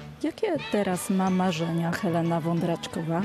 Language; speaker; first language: Polish; native; Polish